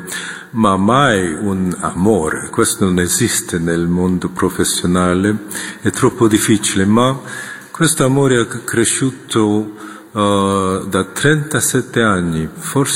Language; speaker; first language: Italian; non-native, fluent; Korean